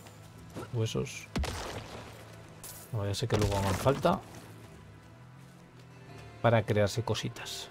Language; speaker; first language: Spanish; native; Spanish